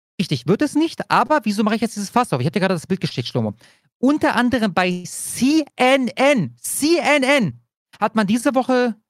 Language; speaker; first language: German; native; German